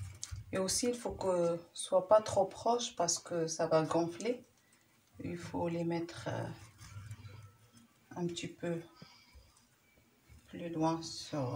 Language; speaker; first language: French; non-native, local second language; Arabic